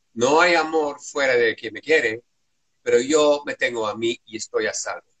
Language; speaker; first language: Spanish; non-native, fluent; Dutch